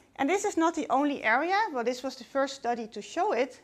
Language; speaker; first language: English; non-native, fluent; Dutch